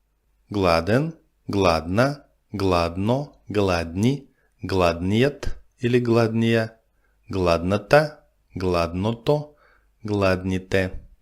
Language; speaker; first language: Bulgarian; non-native, fluent; Russian